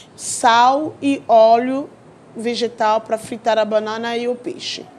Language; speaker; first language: Portuguese; non-native, fluent; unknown